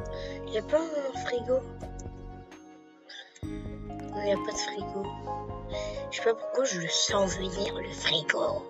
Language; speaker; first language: French; native; French